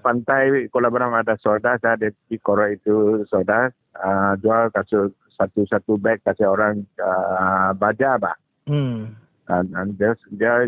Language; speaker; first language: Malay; non-native, local second language; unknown